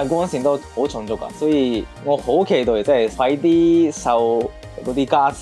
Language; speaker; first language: Cantonese; non-native, fluent; Japanese